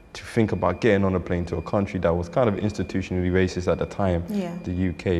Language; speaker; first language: English; native; English